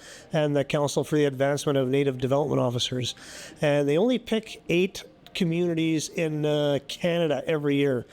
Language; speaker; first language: English; native; English